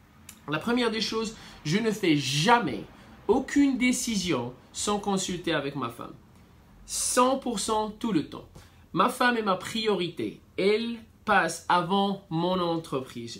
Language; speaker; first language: French; non-native, fluent; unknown